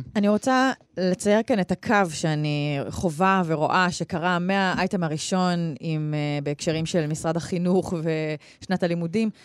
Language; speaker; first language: Hebrew; native; Hebrew